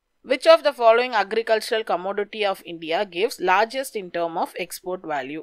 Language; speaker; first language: English; non-native, local second language; Tamil